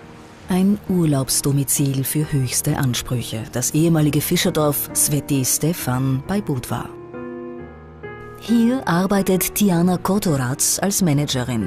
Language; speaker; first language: German; native; German